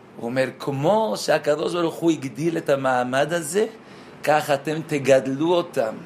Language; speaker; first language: Hebrew; non-native, fluent; Spanish